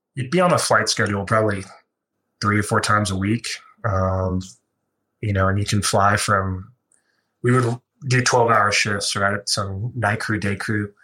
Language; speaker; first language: English; native; English